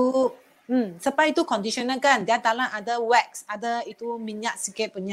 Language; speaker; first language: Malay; non-native, local second language; Chinese